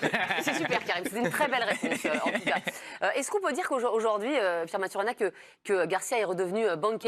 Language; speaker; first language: French; native; French